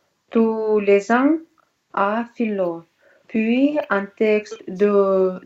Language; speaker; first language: French; non-native, learner; Russian